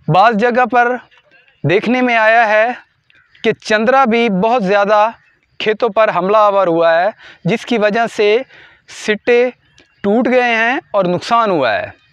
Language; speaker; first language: Urdu; non-native, local second language; Punjabi